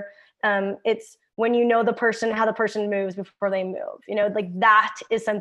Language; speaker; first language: English; native; English